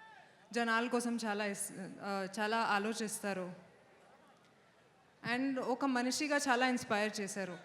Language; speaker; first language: Telugu; non-native, local second language; Hindi